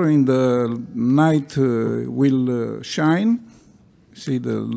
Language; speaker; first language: English; non-native, learner; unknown